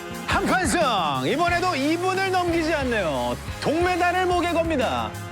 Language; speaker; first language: Korean; native; Korean